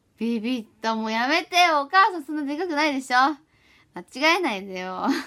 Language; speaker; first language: Japanese; native; Japanese